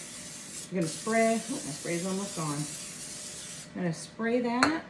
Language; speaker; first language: English; native; English